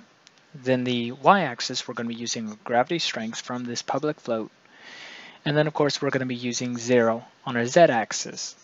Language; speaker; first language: English; native; English